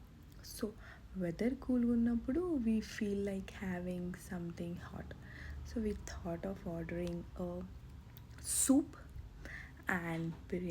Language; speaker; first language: Telugu; early bilingual, heritage; Telugu